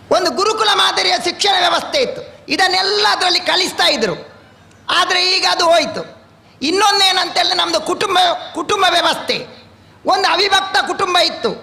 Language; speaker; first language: Kannada; non-native, local second language; Tulu